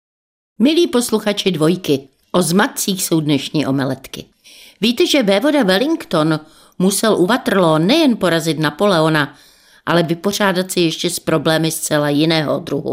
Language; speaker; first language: Czech; native; Czech